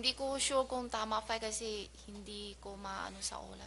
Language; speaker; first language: Filipino; non-native, learner; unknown